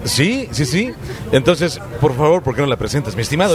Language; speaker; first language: Spanish; native; Spanish